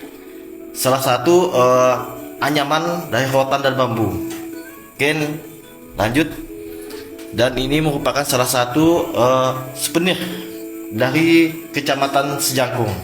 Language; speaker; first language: Indonesian; native; Indonesian